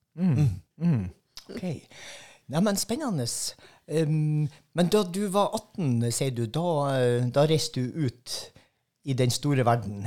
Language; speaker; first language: Norwegian; native; Norwegian